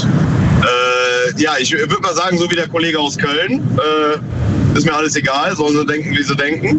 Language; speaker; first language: German; native; German